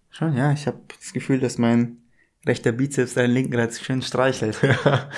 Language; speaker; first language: German; native; German